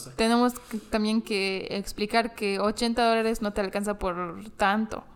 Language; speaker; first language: Spanish; non-native, fluent; English